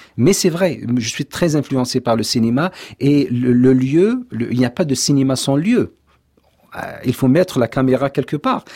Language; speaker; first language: French; non-native, local second language; Kabyle